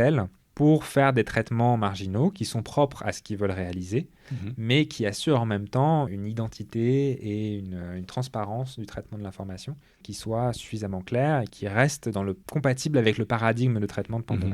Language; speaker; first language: French; native; French